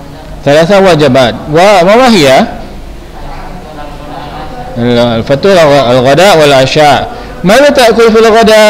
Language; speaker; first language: Arabic; non-native, fluent; Indonesian